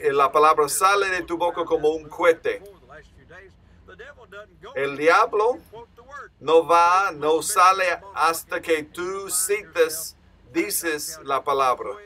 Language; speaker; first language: Spanish; non-native, learner; English